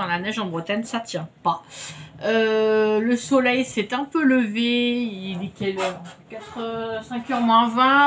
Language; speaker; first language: French; native; French